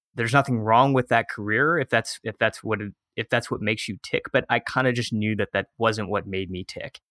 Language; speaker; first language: English; native; English